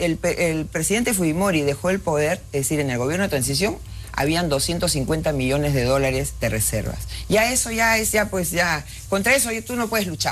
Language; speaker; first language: Spanish; native; Spanish